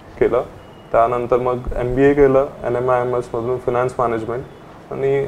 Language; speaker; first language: Marathi; native; Marathi